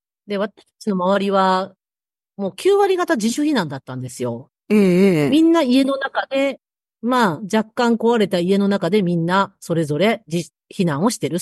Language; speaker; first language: Japanese; native; Japanese